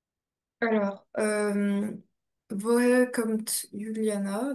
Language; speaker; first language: German; non-native, learner; French